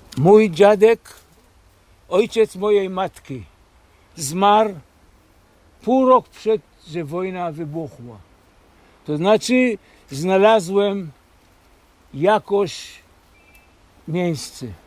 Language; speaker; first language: Polish; early bilingual, heritage; Polish